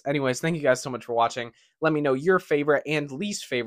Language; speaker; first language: English; native; English